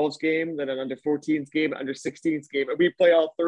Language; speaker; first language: English; native; English